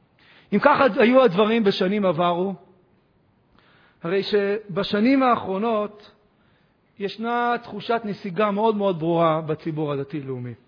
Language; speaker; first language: Hebrew; native; Hebrew